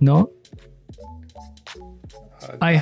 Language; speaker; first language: English; non-native, learner; Japanese